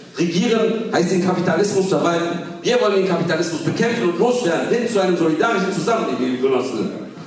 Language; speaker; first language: German; early bilingual, other home language; Kurdish